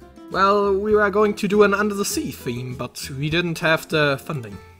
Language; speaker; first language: English; non-native, learner; German